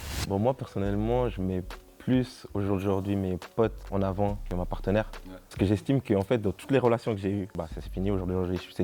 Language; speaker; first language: French; native; French